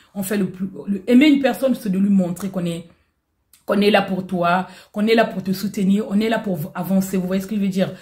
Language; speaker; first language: French; non-native, local second language; Lingala